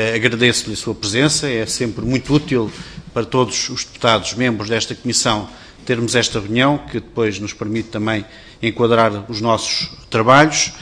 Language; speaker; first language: Portuguese; native; Portuguese